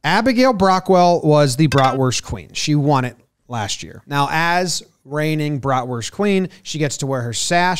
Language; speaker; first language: English; native; English